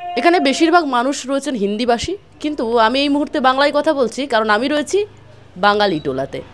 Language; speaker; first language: Bangla; native; Bangla